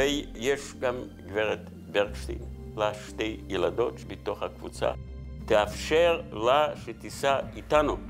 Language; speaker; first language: Hebrew; non-native, fluent; Yiddish